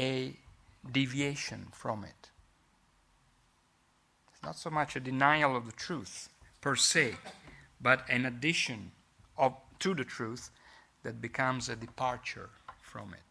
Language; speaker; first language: English; non-native, fluent; Italian